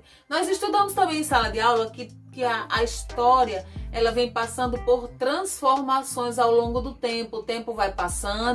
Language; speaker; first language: Portuguese; native; Portuguese